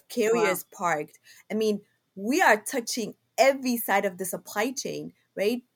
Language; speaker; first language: English; non-native, fluent; Somali